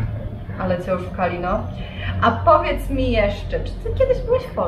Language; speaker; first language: Polish; native; Polish